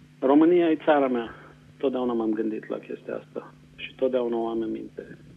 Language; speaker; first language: Romanian; native; Romanian